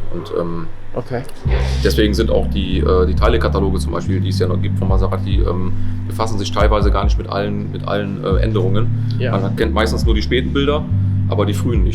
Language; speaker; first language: German; native; German